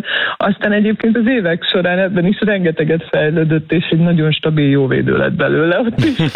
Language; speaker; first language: Hungarian; native; Hungarian